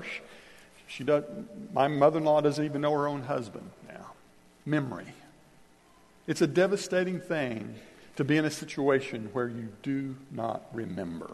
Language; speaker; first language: English; native; English